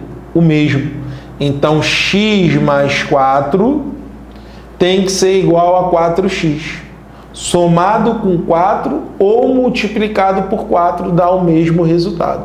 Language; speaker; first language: Portuguese; native; Portuguese